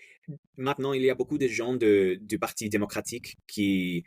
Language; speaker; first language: French; non-native, fluent; English